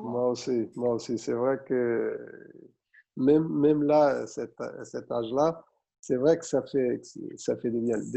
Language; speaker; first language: French; non-native, fluent; Portuguese